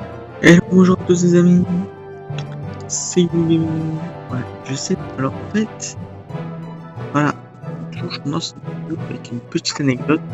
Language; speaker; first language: French; native; French